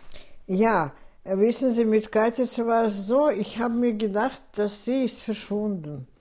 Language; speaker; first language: German; non-native, fluent; Russian